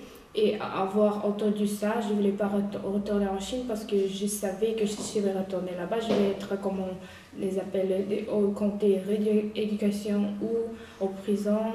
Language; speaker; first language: French; non-native, learner; Uyghur